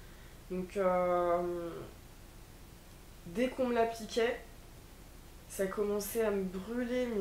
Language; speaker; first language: French; native; French